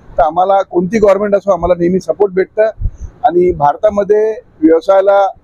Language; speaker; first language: Marathi; non-native, local second language; Marwari